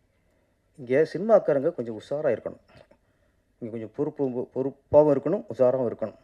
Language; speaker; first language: Tamil; native; Tamil